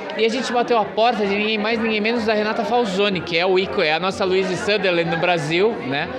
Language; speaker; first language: Portuguese; native; Portuguese